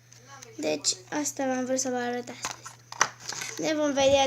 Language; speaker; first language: Romanian; native; Romanian